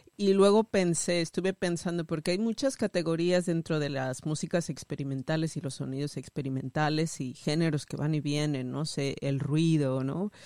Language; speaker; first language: Spanish; native; Spanish